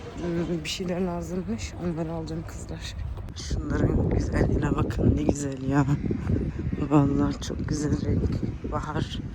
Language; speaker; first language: Turkish; early bilingual, heritage; Turkish